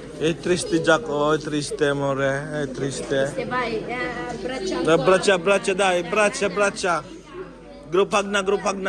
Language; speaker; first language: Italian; non-native, local second language; Filipino